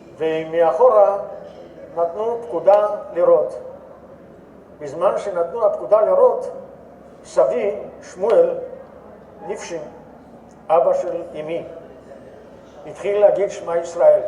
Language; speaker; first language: Hebrew; non-native, fluent; Yiddish